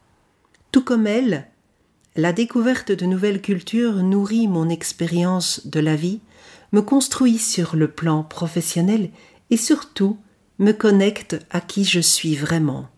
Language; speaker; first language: French; native; French